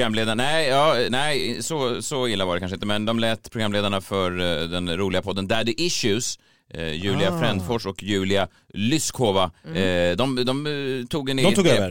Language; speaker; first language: Swedish; native; Swedish